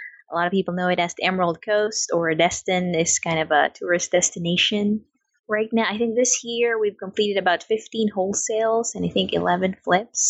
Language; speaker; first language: English; non-native, local second language; Filipino